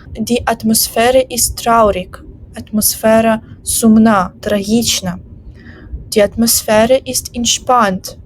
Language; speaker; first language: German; non-native, fluent; Ukrainian